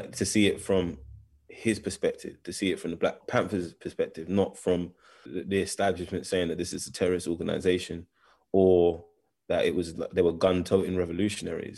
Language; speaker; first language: English; native; English